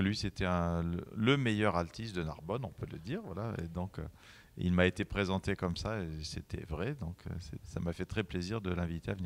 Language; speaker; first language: French; native; French